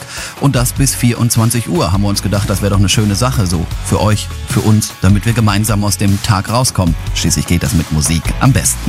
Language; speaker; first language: German; native; German